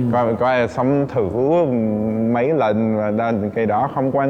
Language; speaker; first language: Vietnamese; non-native, fluent; Czech